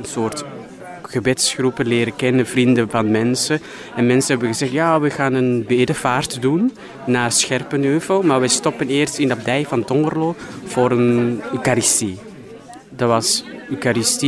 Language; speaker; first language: Dutch; non-native, fluent; Thai